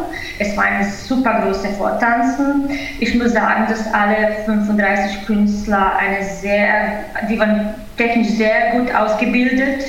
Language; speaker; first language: German; non-native, fluent; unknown